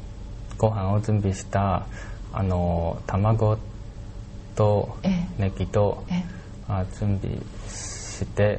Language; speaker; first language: Japanese; non-native, learner; Chinese